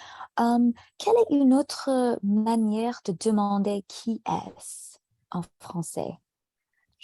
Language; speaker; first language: French; native; French